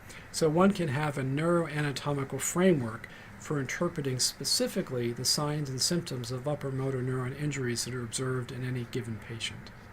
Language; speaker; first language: English; native; English